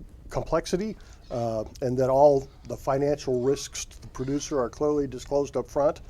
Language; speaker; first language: English; native; English